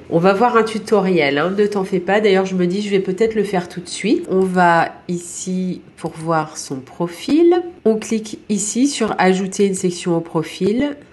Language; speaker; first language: French; native; French